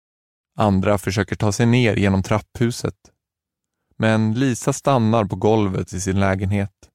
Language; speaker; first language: Swedish; native; Swedish